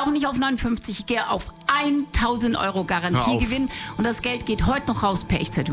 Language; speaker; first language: German; native; German